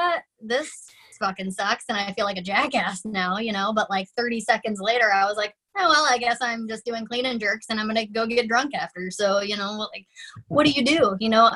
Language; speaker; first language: English; native; English